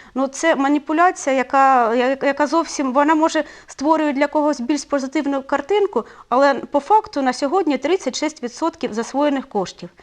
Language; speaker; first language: Ukrainian; non-native, local second language; Russian